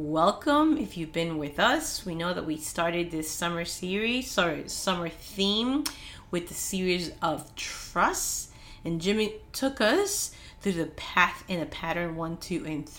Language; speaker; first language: English; non-native, fluent; Spanish